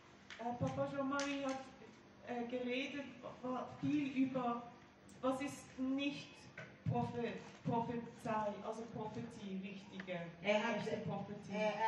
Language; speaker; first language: German; non-native, learner; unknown